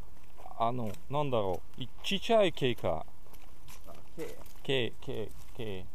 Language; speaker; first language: Japanese; non-native, learner; Russian